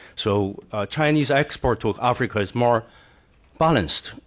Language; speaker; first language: English; non-native, fluent; Chinese